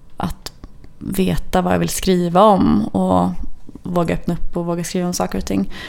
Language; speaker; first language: Swedish; native; Swedish